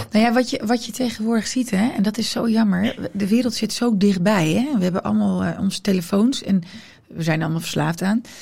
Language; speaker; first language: Dutch; early bilingual, other home language; Riffian